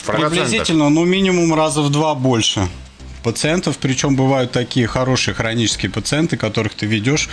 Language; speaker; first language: Russian; native; Russian